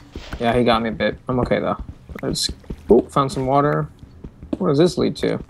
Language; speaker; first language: English; native; English